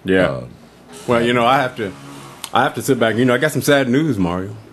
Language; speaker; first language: English; native; English